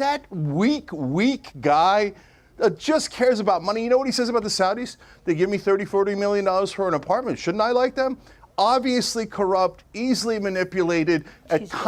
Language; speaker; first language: English; native; English